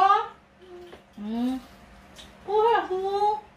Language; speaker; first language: Korean; non-native, learner; Filipino